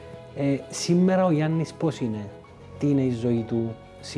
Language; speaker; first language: Greek; native; Greek